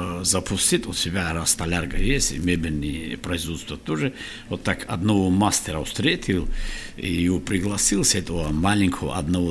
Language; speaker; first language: Russian; non-native, local second language; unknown